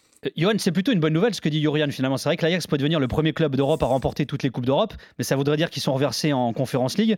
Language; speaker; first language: French; native; French